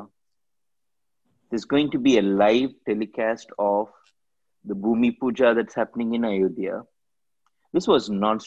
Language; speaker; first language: English; non-native, local second language; Tamil